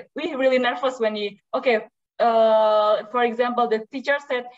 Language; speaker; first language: English; non-native, learner; Indonesian